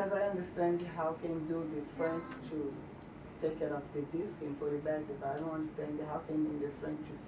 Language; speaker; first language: English; non-native, learner; Portuguese